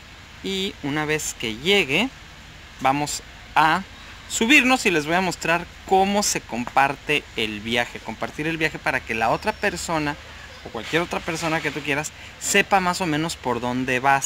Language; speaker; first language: Spanish; native; Spanish